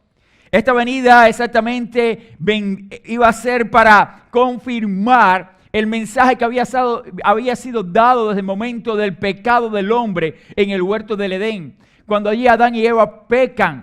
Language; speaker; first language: Spanish; native; Spanish